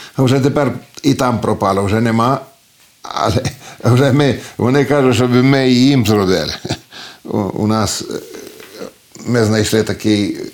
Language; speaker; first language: Ukrainian; early bilingual, heritage; Ukrainian